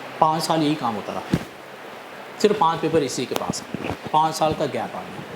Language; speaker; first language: Urdu; non-native, local second language; Punjabi